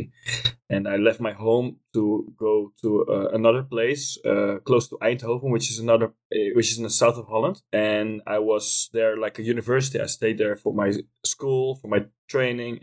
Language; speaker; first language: English; non-native, fluent; Dutch